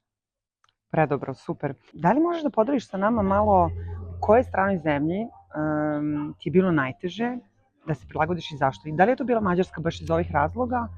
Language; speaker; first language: Croatian; native; Croatian